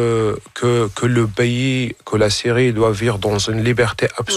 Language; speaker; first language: French; non-native, fluent; Arabic